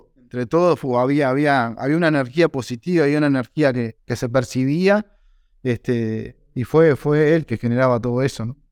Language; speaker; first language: Spanish; native; Spanish